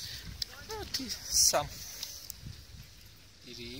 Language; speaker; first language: Russian; non-native, learner; Turkish